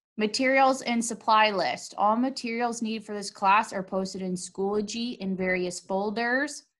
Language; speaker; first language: English; native; English